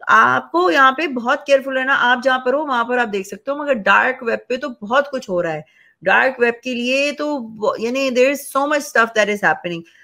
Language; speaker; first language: Urdu; native; Urdu